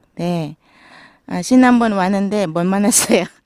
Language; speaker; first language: Korean; non-native, learner; Filipino